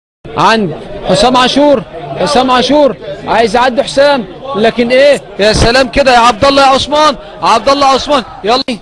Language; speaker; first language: Arabic; native; Arabic